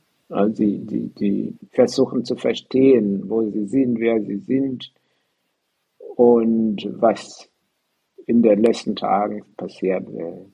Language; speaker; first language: German; non-native, fluent; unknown